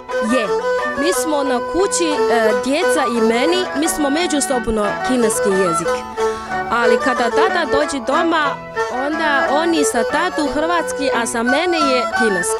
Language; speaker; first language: Bosnian; non-native, learner; Chinese